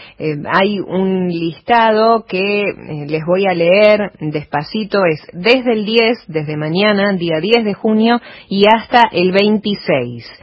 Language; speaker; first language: Spanish; native; Spanish